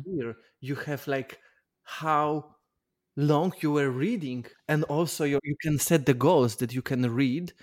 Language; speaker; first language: English; non-native, learner; Polish